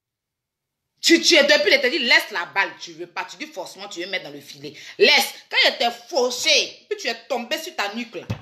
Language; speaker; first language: French; native; French